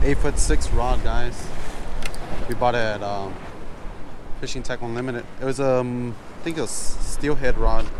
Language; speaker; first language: English; native; English